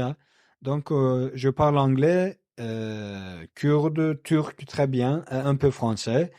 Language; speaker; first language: French; non-native, learner; Kurdish